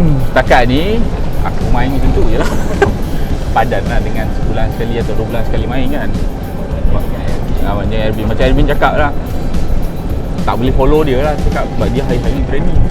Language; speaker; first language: Malay; native; Malay